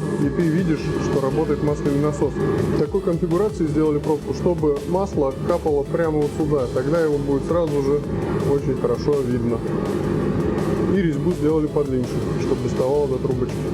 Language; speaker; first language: Russian; native; Russian